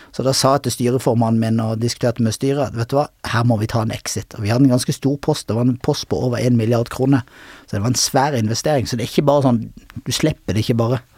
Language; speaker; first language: Norwegian; native; Norwegian